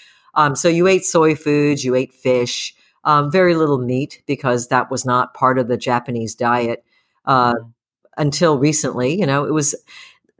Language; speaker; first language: English; early bilingual, other home language; Japanese